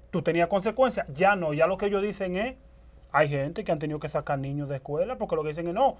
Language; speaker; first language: Spanish; native; Spanish